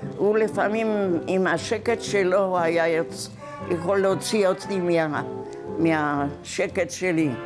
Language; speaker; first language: Hebrew; non-native, fluent; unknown